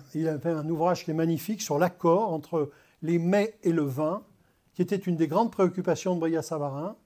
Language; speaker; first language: French; native; French